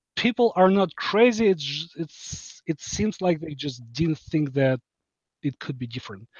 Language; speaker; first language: English; non-native, fluent; Ukrainian